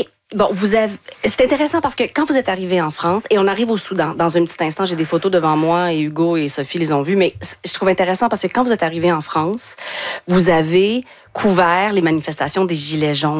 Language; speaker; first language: French; native; French